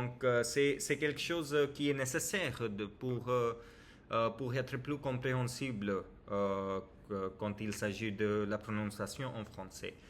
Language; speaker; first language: French; non-native, learner; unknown